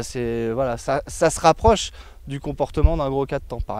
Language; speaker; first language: French; native; French